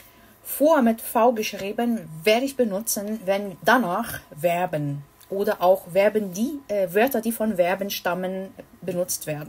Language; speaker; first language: German; non-native, fluent; Portuguese